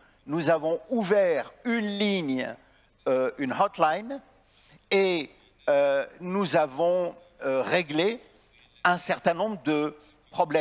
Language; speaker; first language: French; native; French